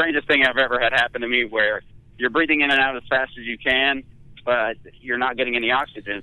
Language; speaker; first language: English; native; English